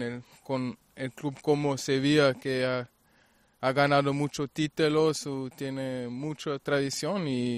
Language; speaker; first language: Spanish; non-native, fluent; German